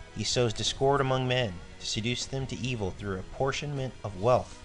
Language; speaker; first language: English; native; English